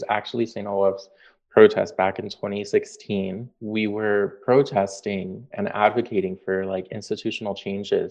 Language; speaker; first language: English; native; English